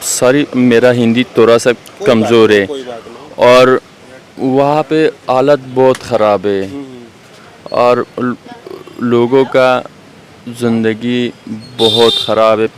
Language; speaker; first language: Hindi; non-native, learner; Persian